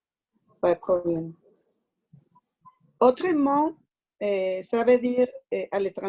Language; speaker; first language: French; non-native, learner; Spanish